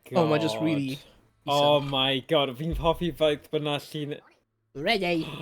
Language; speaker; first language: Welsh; native; Welsh